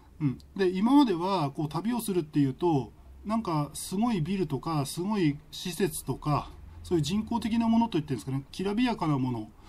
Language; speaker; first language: Japanese; native; Japanese